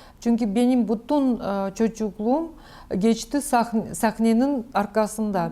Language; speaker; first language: Turkish; non-native, learner; Crimean Tatar